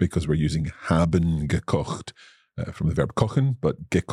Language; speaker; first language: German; non-native, learner; English